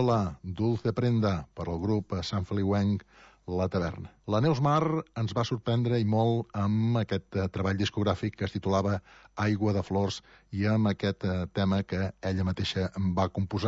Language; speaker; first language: Catalan; native; Catalan